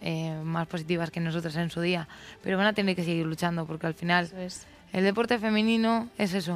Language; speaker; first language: Spanish; native; Spanish